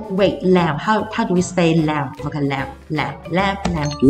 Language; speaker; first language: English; non-native, fluent; Chinese